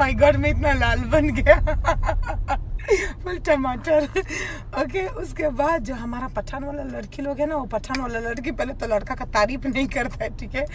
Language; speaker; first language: Hindi; non-native, local second language; Pashto